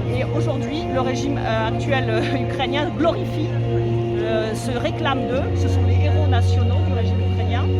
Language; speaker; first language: French; non-native, fluent; Polish